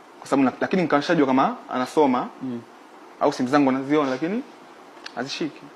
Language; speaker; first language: Swahili; native; Swahili